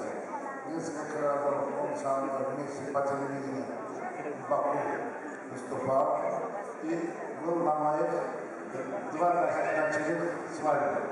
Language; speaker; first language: Russian; non-native, fluent; Azerbaijani